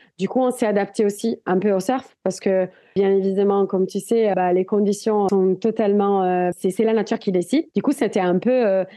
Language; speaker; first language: French; non-native, fluent; Italian